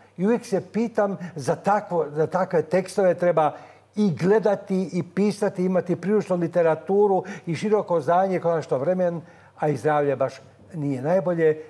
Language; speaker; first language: Croatian; native; Croatian